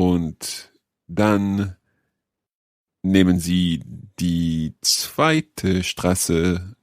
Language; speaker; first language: German; non-native, learner; English